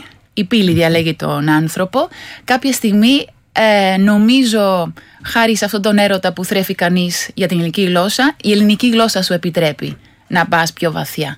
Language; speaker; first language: Greek; non-native, fluent; Spanish